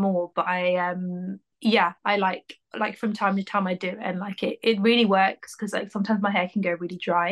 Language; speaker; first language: English; native; English